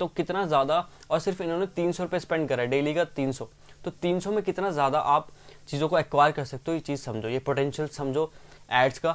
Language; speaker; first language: Hindi; native; Hindi